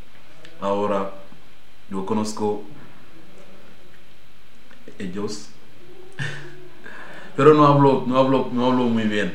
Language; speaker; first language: Spanish; non-native, learner; Wolof